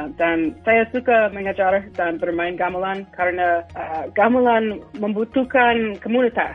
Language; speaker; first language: Indonesian; non-native, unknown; English